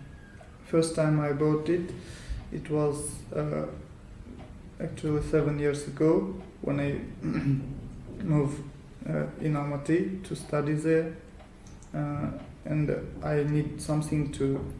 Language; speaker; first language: English; non-native, learner; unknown